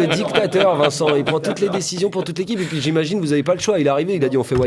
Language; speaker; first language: French; native; French